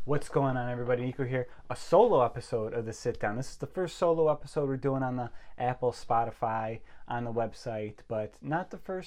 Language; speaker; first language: English; native; English